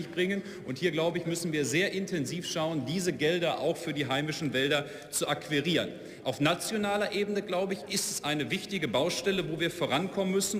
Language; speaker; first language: German; native; German